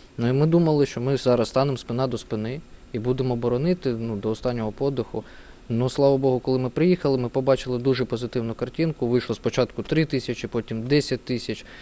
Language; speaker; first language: Ukrainian; non-native, local second language; Russian